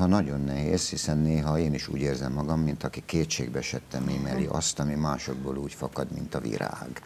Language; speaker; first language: Hungarian; native; Hungarian